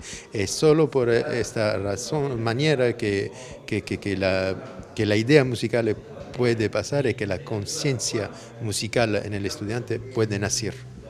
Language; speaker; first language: Spanish; non-native, fluent; Italian